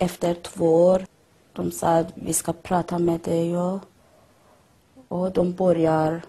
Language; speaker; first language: Swedish; non-native, learner; Persian